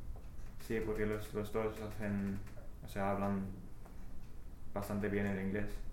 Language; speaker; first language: Spanish; non-native, fluent; English